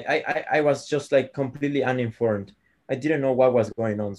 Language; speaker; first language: English; non-native, fluent; Spanish